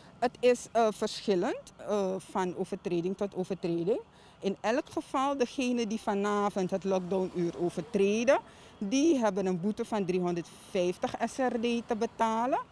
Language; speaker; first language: Dutch; native; Dutch